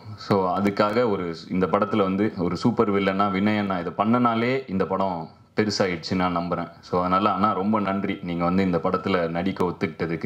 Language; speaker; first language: Tamil; native; Tamil